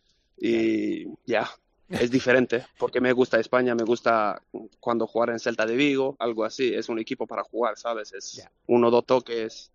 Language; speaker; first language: Spanish; non-native, learner; Swedish